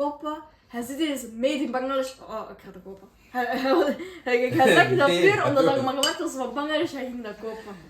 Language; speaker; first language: Dutch; early bilingual, other home language; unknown